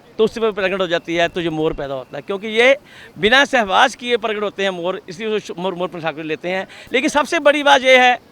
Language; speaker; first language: Hindi; non-native, local second language; Punjabi